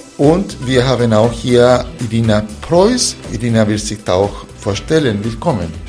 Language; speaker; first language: German; non-native, fluent; Spanish